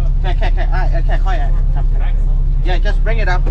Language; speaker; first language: English; non-native, learner; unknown